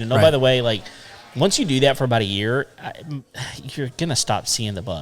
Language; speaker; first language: English; native; English